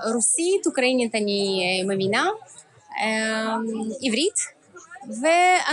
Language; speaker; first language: Hebrew; early bilingual, other home language; Russian